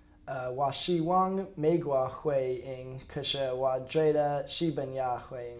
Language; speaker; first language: Chinese; non-native, learner; English